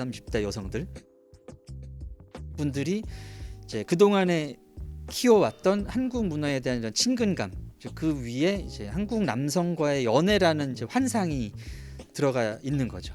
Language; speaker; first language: Korean; native; Korean